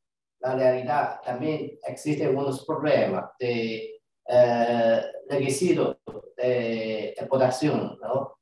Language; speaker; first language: Spanish; non-native, learner; Chinese